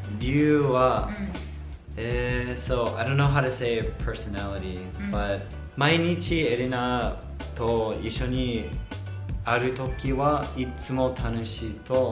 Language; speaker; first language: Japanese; non-native, learner; English